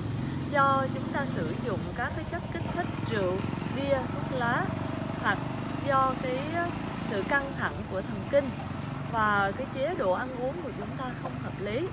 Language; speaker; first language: Vietnamese; native; Vietnamese